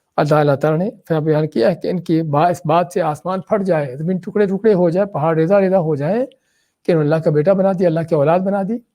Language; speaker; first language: Urdu; native; Urdu